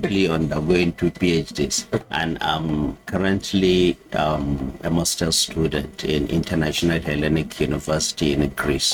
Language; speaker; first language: English; non-native, local second language; Hausa